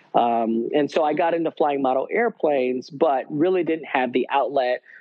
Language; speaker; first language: English; native; English